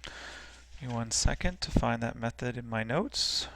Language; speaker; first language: English; native; English